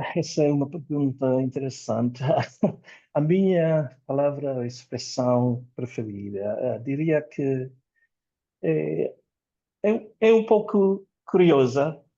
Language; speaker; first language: Portuguese; non-native, fluent; Indonesian